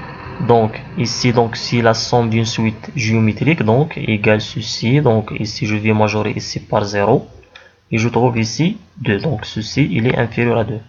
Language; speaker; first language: French; non-native, local second language; Arabic